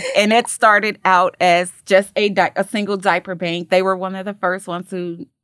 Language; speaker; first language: English; native; English